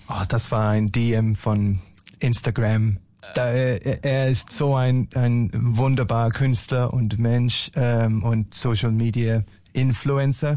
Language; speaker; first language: German; non-native, learner; Danish